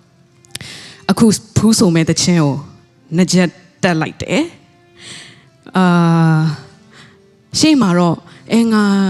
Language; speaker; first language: Burmese; non-native, local second language; Tedim Chin